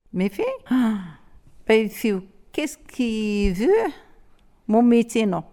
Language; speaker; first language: French; non-native, learner; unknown